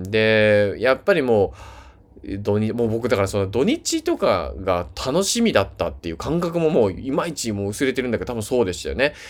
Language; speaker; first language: Japanese; native; Japanese